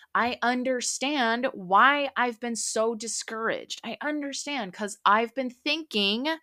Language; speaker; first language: English; native; English